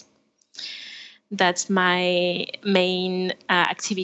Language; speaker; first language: English; non-native, fluent; French